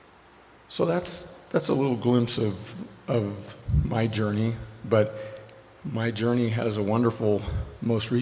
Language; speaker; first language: English; native; English